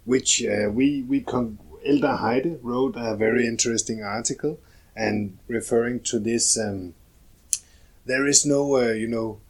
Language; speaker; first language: English; non-native, fluent; Danish